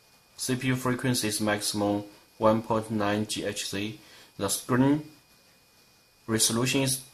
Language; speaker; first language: English; non-native, learner; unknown